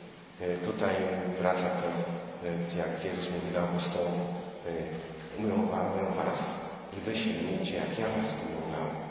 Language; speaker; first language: Polish; native; Polish